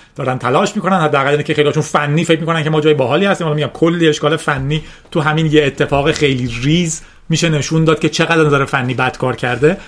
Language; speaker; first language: Persian; native; Persian